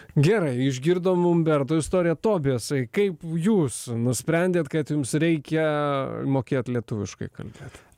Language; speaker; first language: Lithuanian; native; Lithuanian